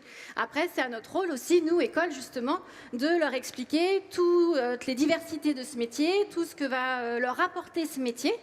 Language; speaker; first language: French; native; French